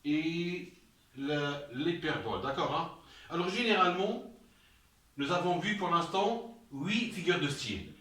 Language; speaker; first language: French; non-native, local second language; Arabic